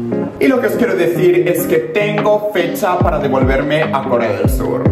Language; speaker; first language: Spanish; native; Spanish